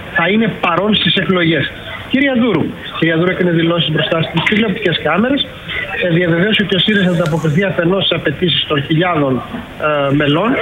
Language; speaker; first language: Greek; native; Greek